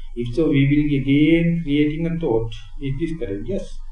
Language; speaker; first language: English; non-native, local second language; Sinhala